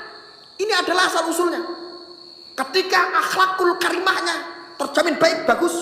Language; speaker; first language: Indonesian; non-native, local second language; Javanese